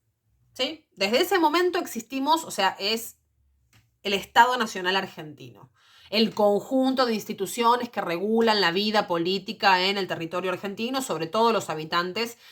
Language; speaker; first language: Spanish; native; Spanish